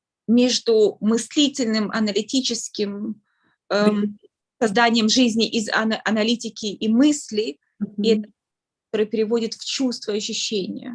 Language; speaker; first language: Russian; native; Russian